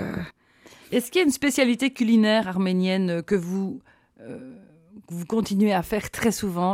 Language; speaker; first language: French; native; French